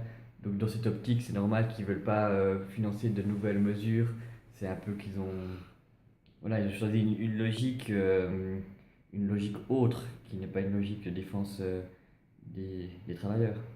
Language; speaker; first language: French; native; French